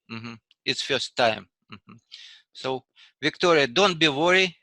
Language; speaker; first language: English; non-native, learner; Russian